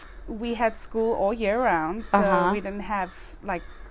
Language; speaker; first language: English; native; English